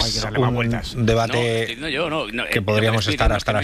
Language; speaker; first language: Spanish; native; Spanish